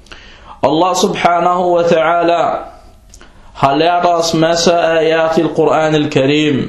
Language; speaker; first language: Danish; early bilingual, other home language; Arabic